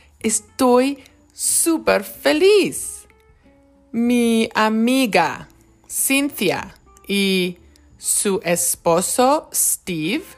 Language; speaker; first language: Spanish; non-native, fluent; English